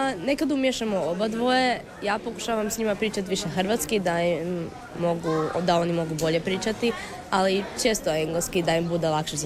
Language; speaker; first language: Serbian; early bilingual, heritage; Serbian